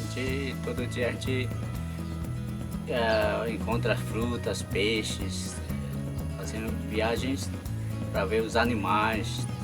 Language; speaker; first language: Portuguese; non-native, local second language; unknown